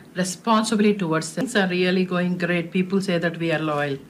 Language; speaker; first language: English; non-native, local second language; Telugu